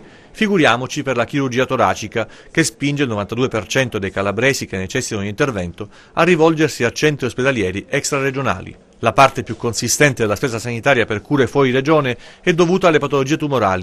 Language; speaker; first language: Italian; native; Italian